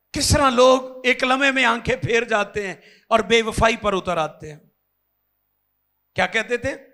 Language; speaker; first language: Urdu; non-native, local second language; Punjabi